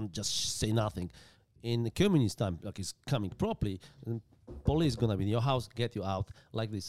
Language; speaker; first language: English; non-native, learner; Polish